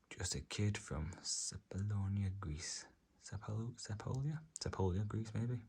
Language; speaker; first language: English; native; English